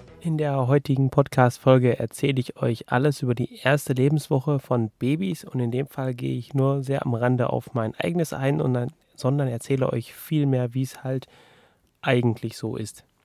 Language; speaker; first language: German; native; German